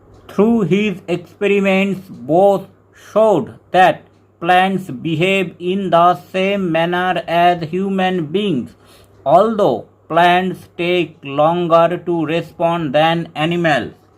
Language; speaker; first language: English; non-native, local second language; Bangla